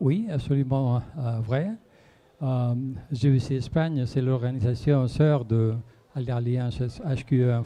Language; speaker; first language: French; non-native, fluent; Spanish